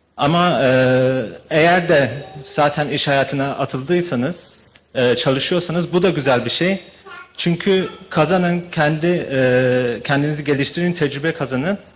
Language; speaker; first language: Turkish; early bilingual, heritage; Turkish